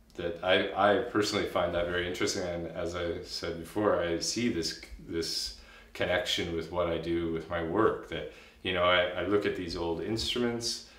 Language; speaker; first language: English; native; English